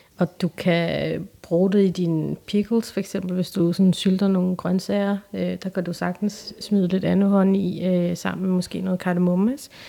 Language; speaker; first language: Danish; early bilingual, other home language; Turkish